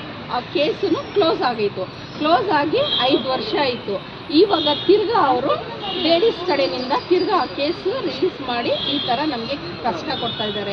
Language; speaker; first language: Kannada; non-native, local second language; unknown